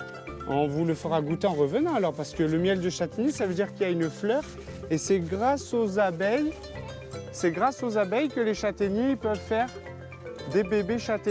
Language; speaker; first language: French; native; French